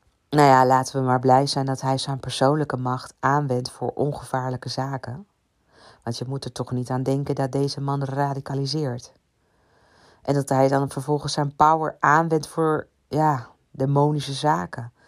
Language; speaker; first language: Dutch; native; Dutch